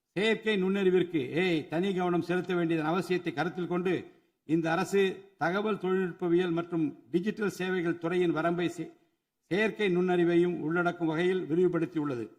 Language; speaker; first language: Tamil; native; Tamil